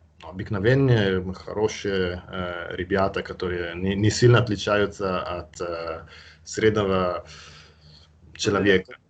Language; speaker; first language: Russian; non-native, fluent; Italian